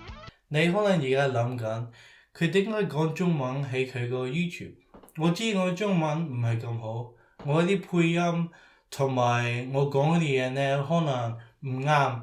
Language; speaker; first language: Cantonese; early bilingual, heritage; Cantonese